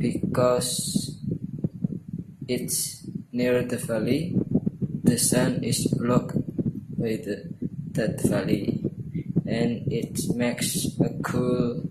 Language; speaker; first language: English; non-native, learner; Indonesian